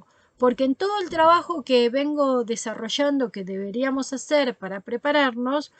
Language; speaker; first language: Spanish; native; Spanish